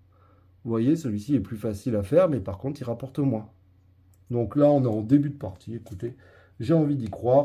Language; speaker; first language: French; native; French